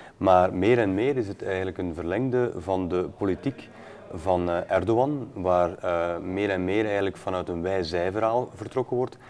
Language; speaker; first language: Dutch; native; Dutch